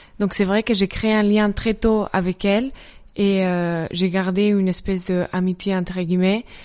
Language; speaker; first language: French; non-native, fluent; Spanish